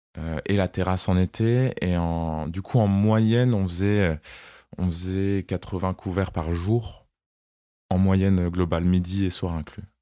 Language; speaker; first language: French; native; French